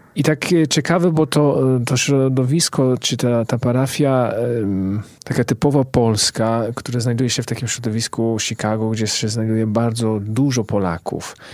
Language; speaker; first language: Polish; early bilingual, heritage; Polish